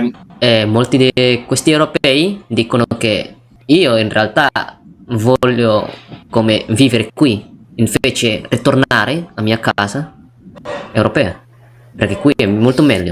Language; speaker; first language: Italian; non-native, learner; Indonesian